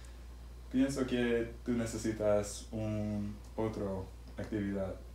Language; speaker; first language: Spanish; non-native, learner; English